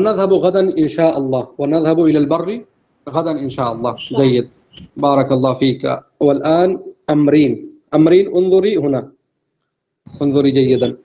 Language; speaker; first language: Arabic; non-native, fluent; Urdu